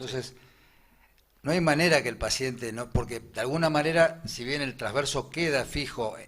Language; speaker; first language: Spanish; native; Spanish